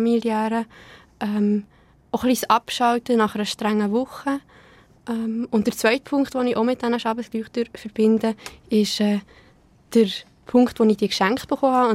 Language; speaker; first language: German; early bilingual, other home language; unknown